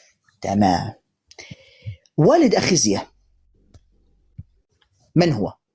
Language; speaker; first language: Arabic; native; Arabic